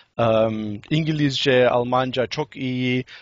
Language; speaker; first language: Turkish; non-native, learner; English